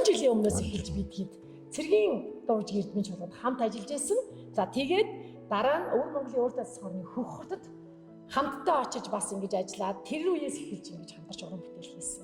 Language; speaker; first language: Mongolian; native; Mongolian